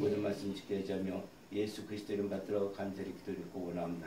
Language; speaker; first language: Korean; native; Korean